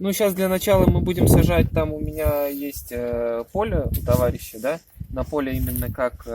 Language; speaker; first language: Russian; native; Russian